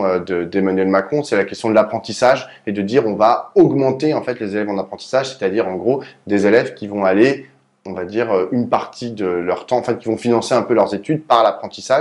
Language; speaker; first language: French; native; French